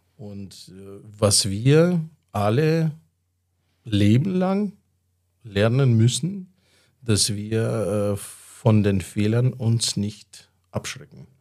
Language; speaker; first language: German; non-native, fluent; Russian